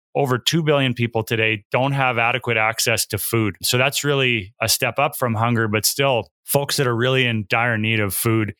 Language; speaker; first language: English; native; English